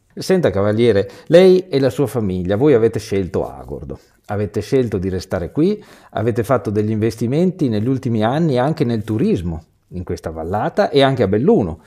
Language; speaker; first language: Italian; native; Italian